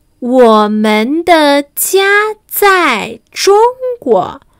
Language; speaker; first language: Chinese; non-native, fluent; Spanish